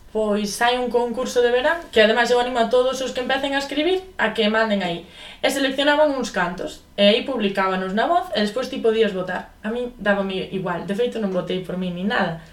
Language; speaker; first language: Galician; native; Galician